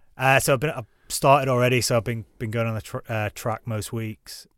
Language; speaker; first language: English; native; English